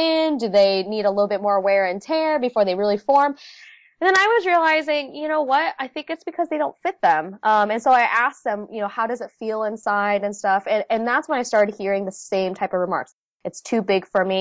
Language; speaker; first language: English; early bilingual, other home language; Vietnamese